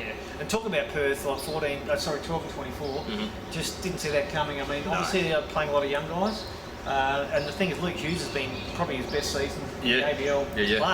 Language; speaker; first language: English; native; English